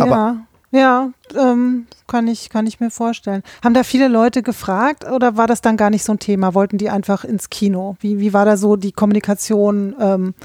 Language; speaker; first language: German; native; German